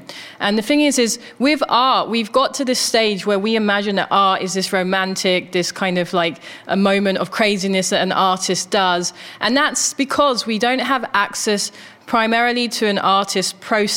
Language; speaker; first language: English; native; English